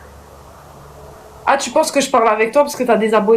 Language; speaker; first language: French; native; French